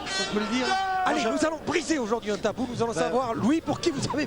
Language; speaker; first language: French; native; French